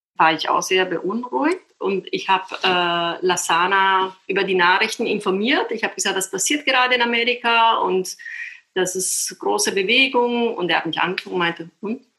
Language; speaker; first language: German; non-native, fluent; Italian